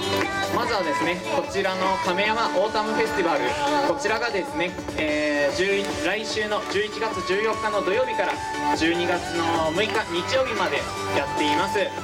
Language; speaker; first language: Japanese; native; Japanese